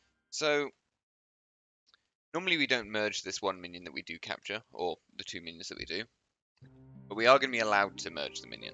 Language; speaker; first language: English; native; English